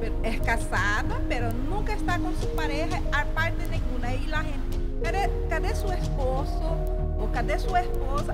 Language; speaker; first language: Spanish; non-native, learner; Portuguese